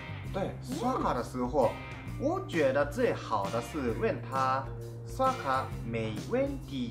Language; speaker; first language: Chinese; non-native, fluent; Japanese